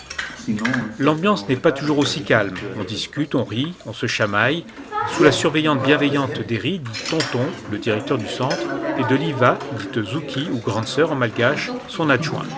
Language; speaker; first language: French; native; French